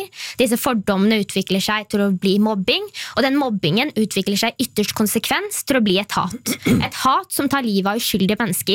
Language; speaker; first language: Norwegian; native; Norwegian